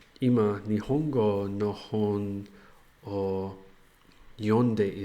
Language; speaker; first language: Japanese; non-native, learner; English